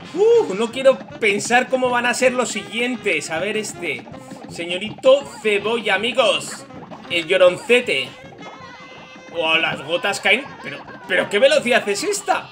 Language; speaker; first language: Spanish; native; Spanish